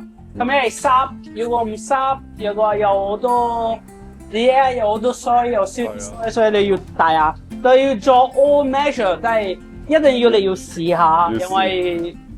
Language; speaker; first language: Cantonese; non-native, learner; Italian